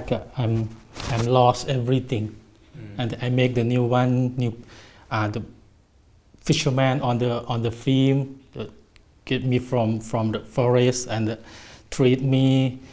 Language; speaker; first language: English; non-native, learner; Thai